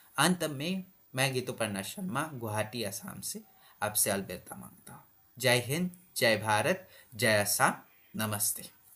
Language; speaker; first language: Hindi; non-native, local second language; Assamese